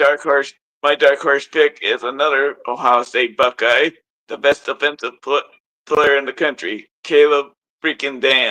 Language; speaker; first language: English; native; English